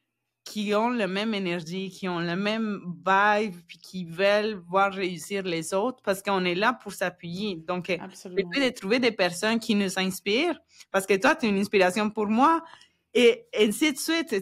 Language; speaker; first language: French; non-native, fluent; Spanish